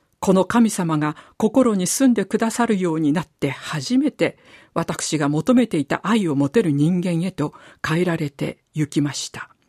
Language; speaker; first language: Japanese; native; Japanese